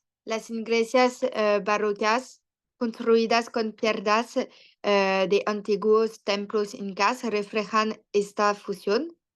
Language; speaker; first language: Spanish; non-native, learner; French